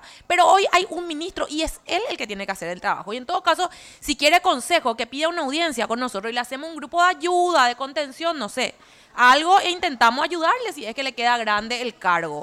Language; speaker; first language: Spanish; native; Spanish